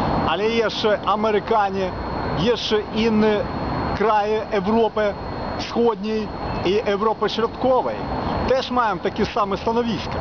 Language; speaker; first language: Polish; non-native, fluent; Ukrainian